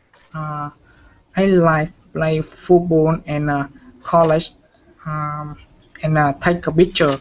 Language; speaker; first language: English; non-native, learner; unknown